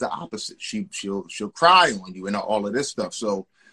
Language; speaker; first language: English; native; English